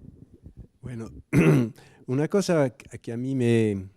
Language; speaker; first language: Spanish; non-native, fluent; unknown